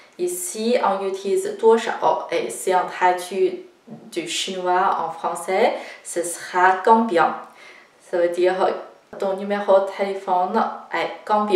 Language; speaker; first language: French; non-native, fluent; Chinese